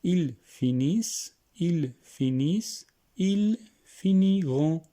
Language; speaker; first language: French; non-native, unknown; Hindi